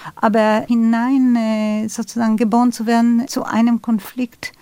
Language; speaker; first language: German; non-native, fluent; Hebrew